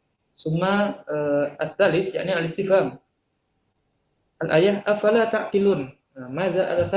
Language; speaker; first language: Arabic; non-native, learner; Indonesian